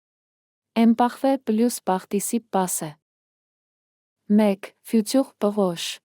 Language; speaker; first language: French; non-native, fluent; Armenian